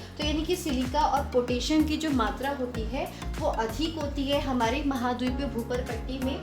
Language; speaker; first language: Hindi; native; Hindi